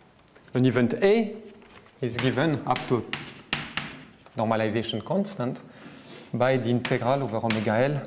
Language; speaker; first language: English; non-native, fluent; French